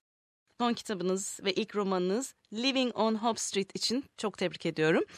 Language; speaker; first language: Turkish; native; Turkish